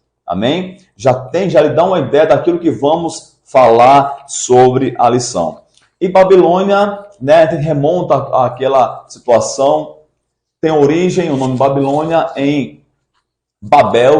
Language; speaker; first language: Portuguese; native; Portuguese